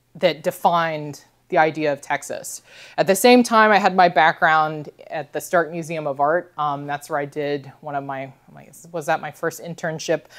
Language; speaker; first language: English; native; English